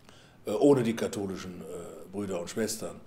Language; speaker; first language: German; native; German